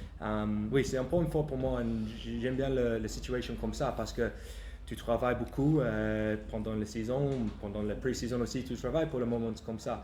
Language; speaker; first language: French; non-native, learner; English